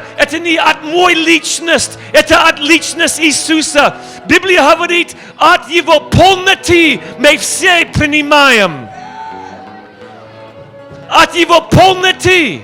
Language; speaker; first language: Russian; non-native, learner; English